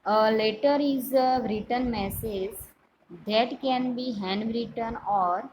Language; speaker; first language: English; non-native, local second language; Gujarati